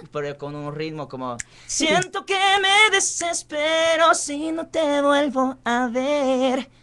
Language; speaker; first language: Spanish; early bilingual, heritage; Spanish